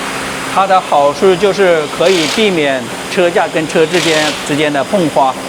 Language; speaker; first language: Chinese; native; Chinese